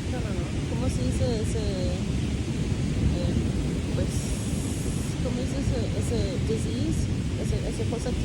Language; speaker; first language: Spanish; early bilingual, heritage; Spanish